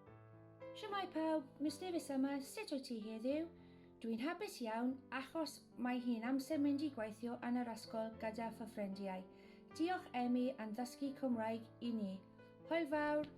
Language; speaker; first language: Welsh; non-native, learner; English